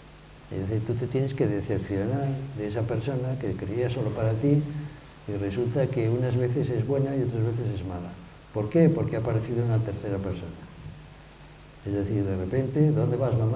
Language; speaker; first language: Spanish; native; Spanish